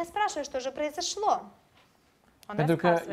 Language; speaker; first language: Romanian; non-native, local second language; Russian